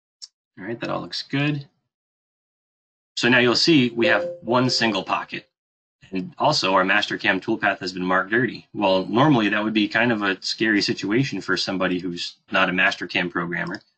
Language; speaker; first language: English; native; English